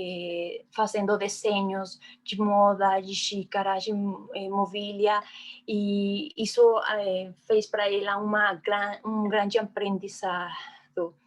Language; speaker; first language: Portuguese; non-native, fluent; Spanish